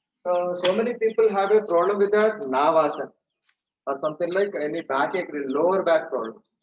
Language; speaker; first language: English; non-native, local second language; Telugu